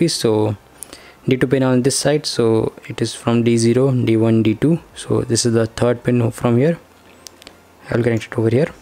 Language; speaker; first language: English; non-native, local second language; Hindi